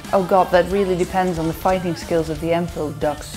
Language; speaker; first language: English; non-native, fluent; Dutch